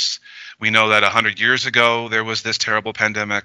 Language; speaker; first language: English; native; English